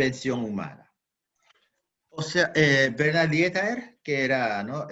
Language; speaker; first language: Spanish; non-native, fluent; Japanese